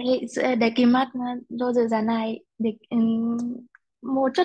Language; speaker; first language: Japanese; non-native, learner; Vietnamese